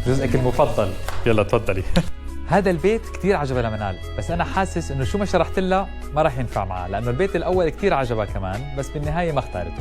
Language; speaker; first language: Arabic; native; Arabic